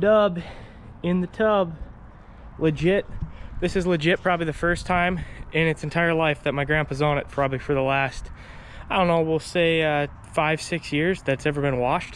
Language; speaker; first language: English; native; English